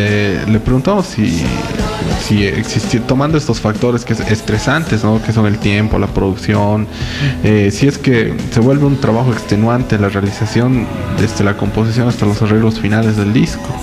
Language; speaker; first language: Spanish; native; Spanish